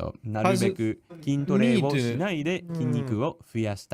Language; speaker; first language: Japanese; non-native, fluent; English